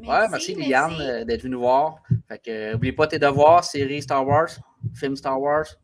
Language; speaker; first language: French; native; French